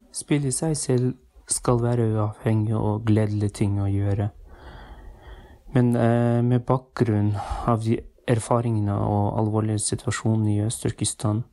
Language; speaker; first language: Norwegian; non-native, fluent; Uyghur